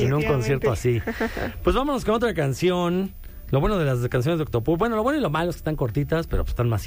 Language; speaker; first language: Spanish; native; Spanish